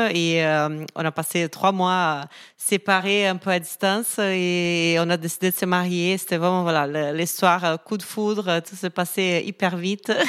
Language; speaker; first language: French; non-native, fluent; Portuguese